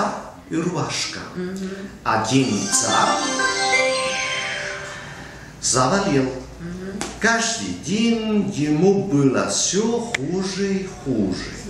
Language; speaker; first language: Russian; non-native, learner; Spanish